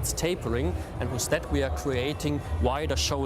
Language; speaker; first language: English; non-native, fluent; German